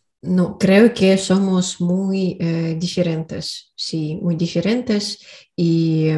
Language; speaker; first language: Spanish; non-native, learner; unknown